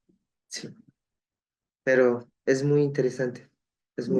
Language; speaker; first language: Spanish; non-native, local second language; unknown